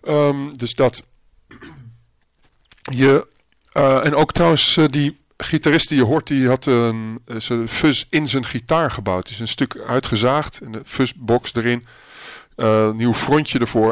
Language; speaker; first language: Dutch; native; Dutch